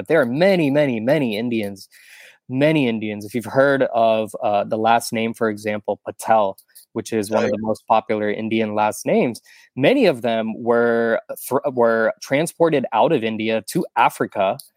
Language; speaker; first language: English; native; English